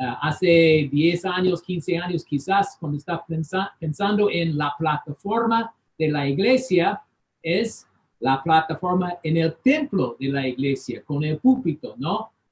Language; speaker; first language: Spanish; non-native, fluent; English